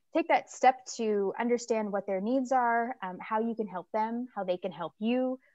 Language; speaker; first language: English; native; English